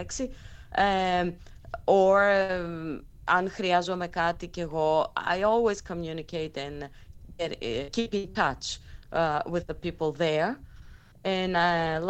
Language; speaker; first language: English; non-native, fluent; Greek